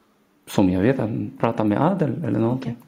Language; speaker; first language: Swedish; non-native, learner; Arabic